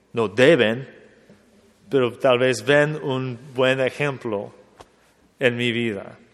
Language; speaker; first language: Spanish; non-native, fluent; English